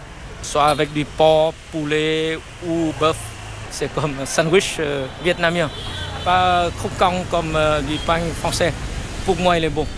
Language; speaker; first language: French; non-native, fluent; Vietnamese